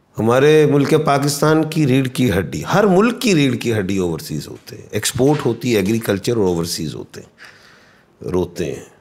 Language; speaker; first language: Urdu; non-native, local second language; Punjabi